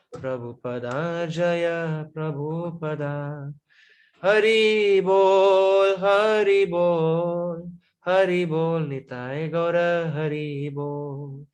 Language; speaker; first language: English; non-native, local second language; Hindi